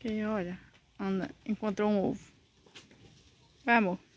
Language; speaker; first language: Portuguese; native; Portuguese